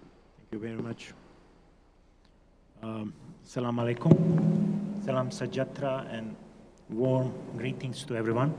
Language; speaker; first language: English; non-native, fluent; Bosnian